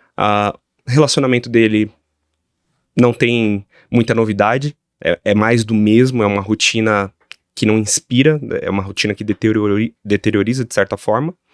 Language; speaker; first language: Portuguese; native; Portuguese